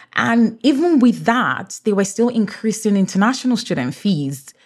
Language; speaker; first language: English; native; English